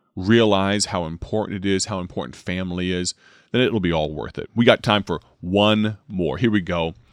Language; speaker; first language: English; native; English